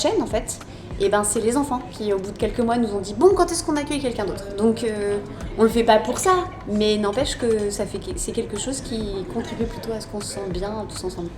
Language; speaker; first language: French; native; French